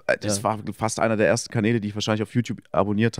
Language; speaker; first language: German; native; German